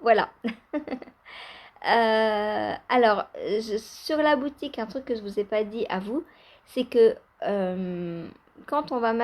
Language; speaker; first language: French; native; French